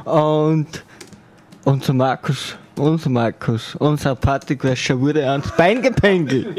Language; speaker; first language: German; native; German